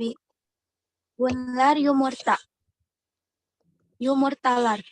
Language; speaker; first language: Turkish; non-native, learner; Indonesian